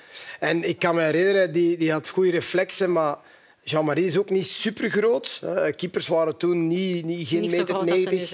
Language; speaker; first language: Dutch; native; Dutch